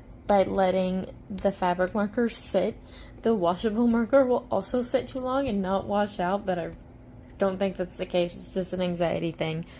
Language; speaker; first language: English; native; English